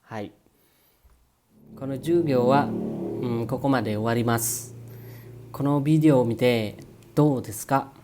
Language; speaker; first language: Japanese; non-native, fluent; Indonesian